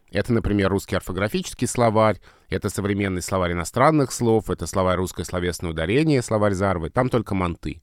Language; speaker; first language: Russian; native; Russian